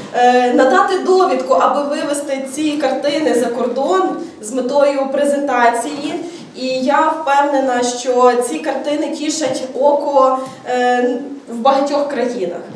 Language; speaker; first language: Ukrainian; native; Ukrainian